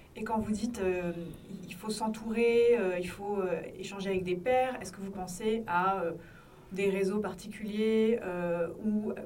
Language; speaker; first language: French; native; French